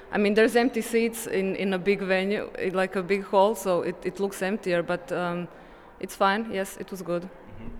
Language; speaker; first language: English; non-native, fluent; Croatian